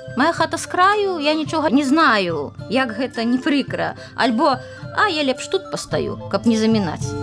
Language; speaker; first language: Belarusian; native; Belarusian